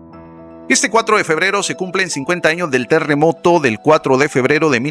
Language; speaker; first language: Spanish; native; Spanish